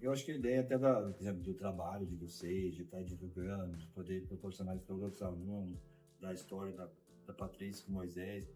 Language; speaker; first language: Portuguese; native; Portuguese